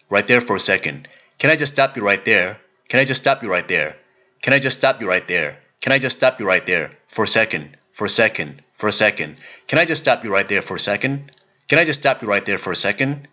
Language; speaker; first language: English; non-native, learner; Korean